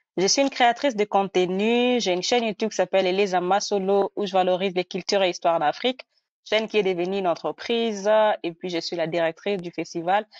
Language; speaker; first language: French; non-native, local second language; Nande